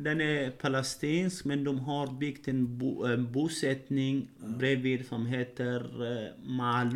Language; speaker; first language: Swedish; non-native, fluent; Arabic